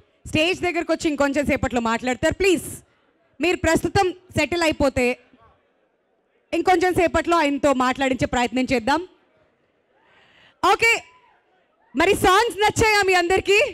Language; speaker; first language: Telugu; native; Telugu